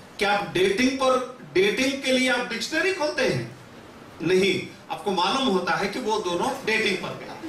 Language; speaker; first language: Hindi; non-native, local second language; Kannada